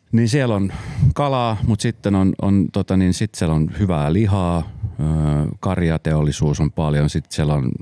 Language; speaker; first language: Finnish; early bilingual, other home language; Spanish